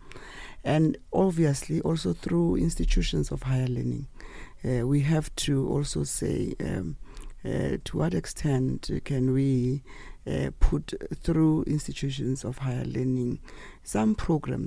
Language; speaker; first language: English; non-native, local second language; Tswana